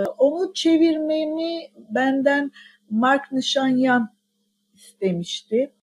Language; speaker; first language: Turkish; non-native, local second language; Armenian